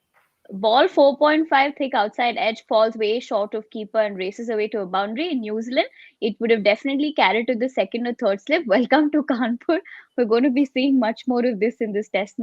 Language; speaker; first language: English; non-native, local second language; Hindi